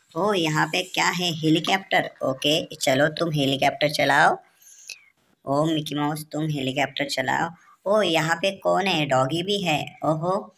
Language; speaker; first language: Hindi; native; Hindi